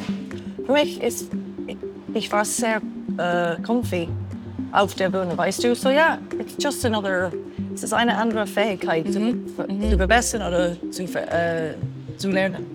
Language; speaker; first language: German; non-native, learner; English